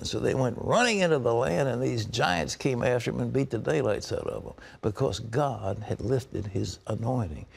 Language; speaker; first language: English; native; English